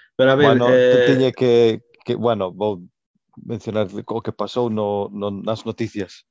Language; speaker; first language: Galician; non-native, local second language; Spanish